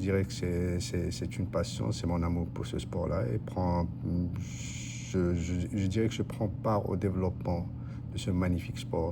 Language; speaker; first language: French; non-native, local second language; Arabic